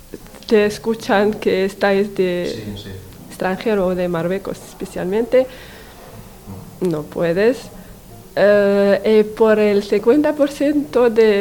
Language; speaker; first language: Spanish; non-native, learner; Arabic